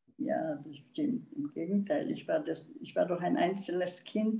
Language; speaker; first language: German; non-native, local second language; Czech